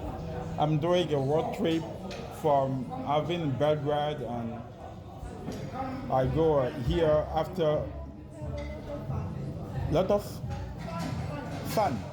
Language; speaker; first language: English; non-native, learner; French